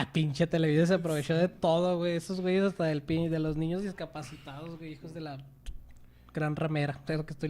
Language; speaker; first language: Spanish; native; Spanish